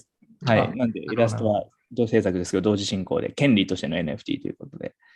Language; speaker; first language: Japanese; native; Japanese